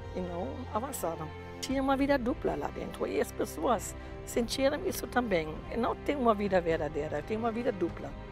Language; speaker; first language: Portuguese; non-native, fluent; German